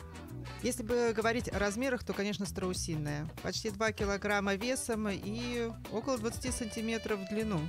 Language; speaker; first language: Russian; native; Russian